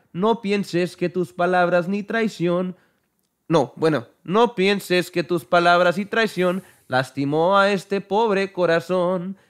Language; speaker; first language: Spanish; early bilingual, heritage; Spanish